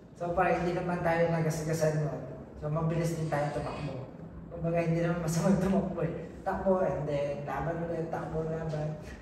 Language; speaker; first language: Filipino; native; Filipino